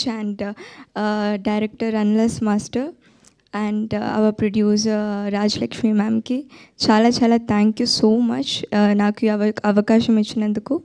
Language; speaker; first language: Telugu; non-native, fluent; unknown